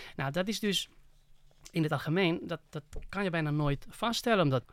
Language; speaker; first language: Dutch; non-native, fluent; Spanish